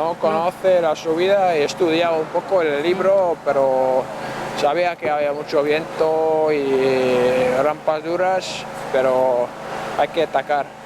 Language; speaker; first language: Spanish; non-native, learner; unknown